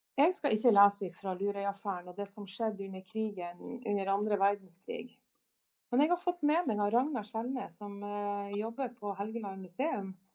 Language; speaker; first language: Norwegian; native; Norwegian